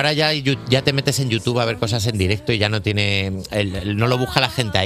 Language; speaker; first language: Spanish; native; Spanish